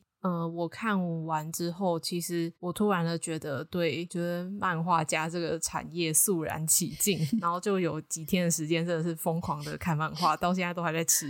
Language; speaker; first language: Chinese; native; Chinese